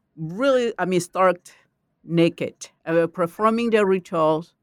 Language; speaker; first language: English; non-native, fluent; Mandingo